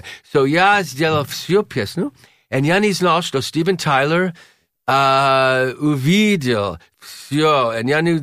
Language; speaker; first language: Russian; non-native, learner; English